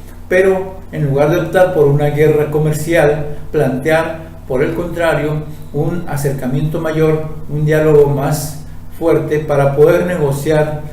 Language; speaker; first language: Spanish; native; Spanish